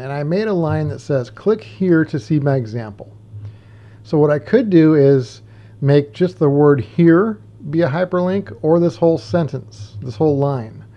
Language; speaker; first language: English; native; English